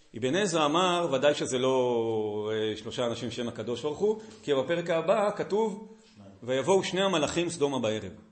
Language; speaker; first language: Hebrew; native; Hebrew